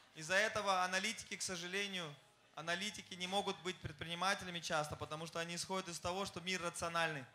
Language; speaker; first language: Russian; non-native, fluent; German